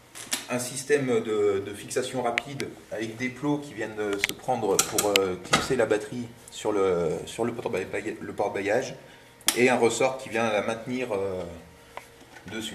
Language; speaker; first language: French; native; French